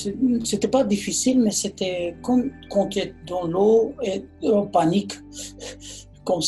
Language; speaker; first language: French; non-native, learner; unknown